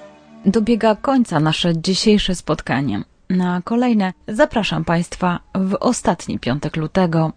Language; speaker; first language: Polish; native; Polish